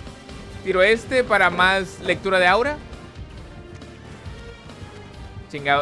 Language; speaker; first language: Spanish; native; Spanish